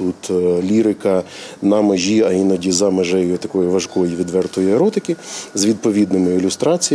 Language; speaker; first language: Ukrainian; native; Ukrainian